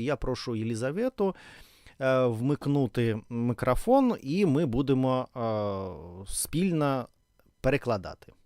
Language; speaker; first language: Ukrainian; non-native, learner; Russian